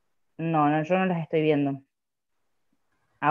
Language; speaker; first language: Spanish; native; Spanish